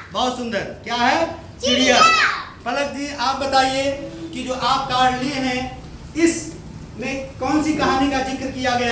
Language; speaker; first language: Hindi; native; Hindi